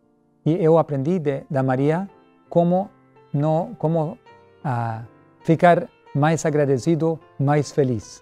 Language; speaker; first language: Portuguese; non-native, learner; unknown